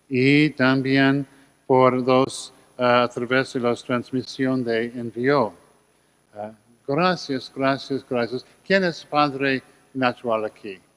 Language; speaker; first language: Spanish; non-native, learner; English